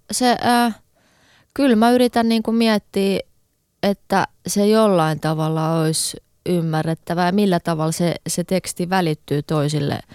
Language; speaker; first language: Finnish; native; Finnish